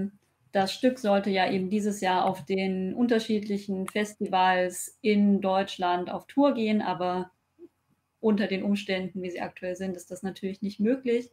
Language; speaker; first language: German; native; German